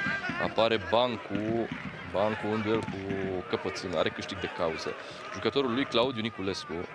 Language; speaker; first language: Romanian; native; Romanian